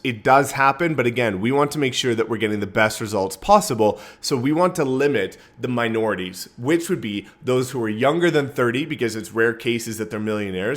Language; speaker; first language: English; native; English